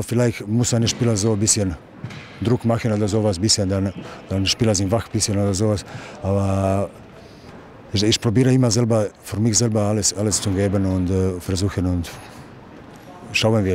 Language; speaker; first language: German; non-native, learner; Croatian